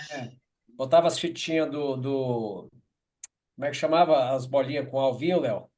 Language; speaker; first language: Portuguese; native; Portuguese